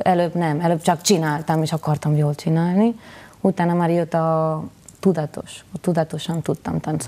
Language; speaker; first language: Hungarian; non-native, learner; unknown